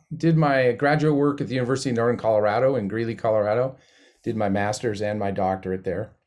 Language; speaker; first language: English; native; English